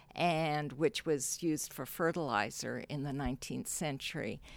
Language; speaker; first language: English; non-native, local second language; Cantonese